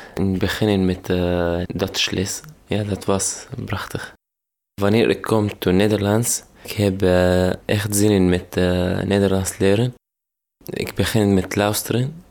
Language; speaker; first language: Dutch; non-native, learner; Arabic